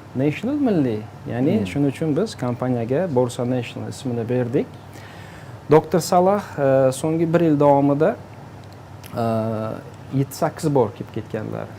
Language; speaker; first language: Uzbek; native; Uzbek